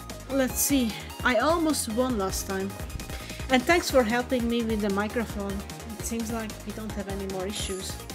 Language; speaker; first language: English; non-native, fluent; Hungarian